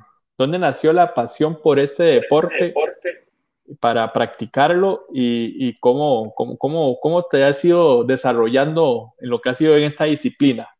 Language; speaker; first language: Spanish; native; Spanish